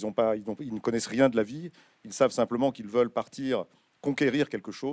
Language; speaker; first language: French; native; French